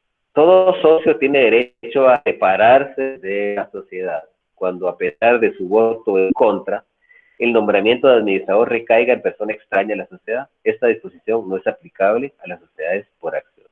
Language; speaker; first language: Spanish; native; Spanish